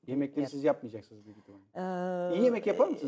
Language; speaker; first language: Turkish; native; Turkish